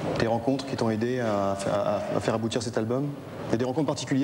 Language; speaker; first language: French; native; French